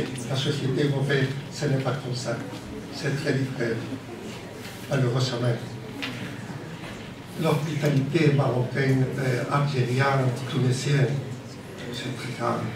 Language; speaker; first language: French; non-native, learner; Spanish